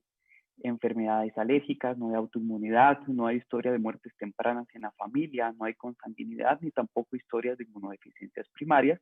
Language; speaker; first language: Spanish; native; Spanish